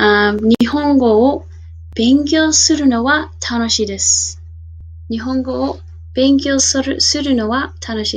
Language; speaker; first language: Japanese; non-native, fluent; English